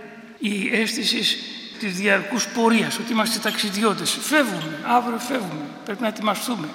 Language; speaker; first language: Greek; native; Greek